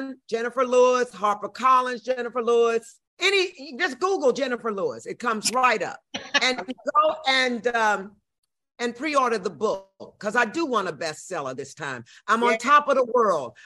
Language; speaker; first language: English; native; English